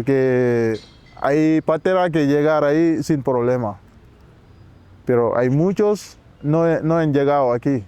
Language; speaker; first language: Spanish; non-native, learner; Wolof